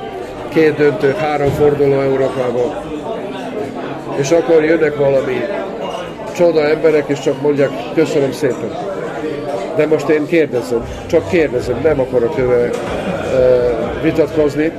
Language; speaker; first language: Hungarian; non-native, local second language; Serbian